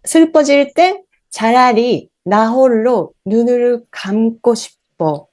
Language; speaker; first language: Korean; non-native, fluent; Japanese